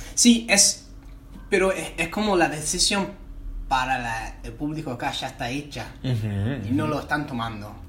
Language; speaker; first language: Spanish; non-native, fluent; English